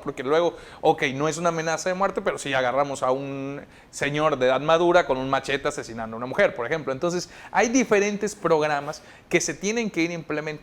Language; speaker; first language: Spanish; native; Spanish